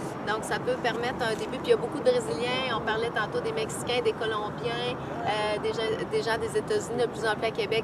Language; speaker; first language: French; native; French